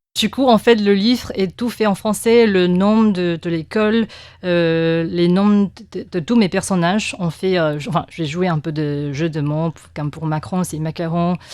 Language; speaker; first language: French; non-native, fluent; Chinese